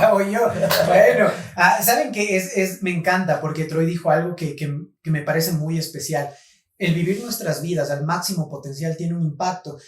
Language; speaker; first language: Spanish; native; Spanish